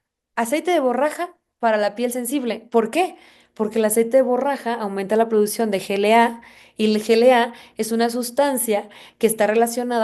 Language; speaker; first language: Spanish; native; Spanish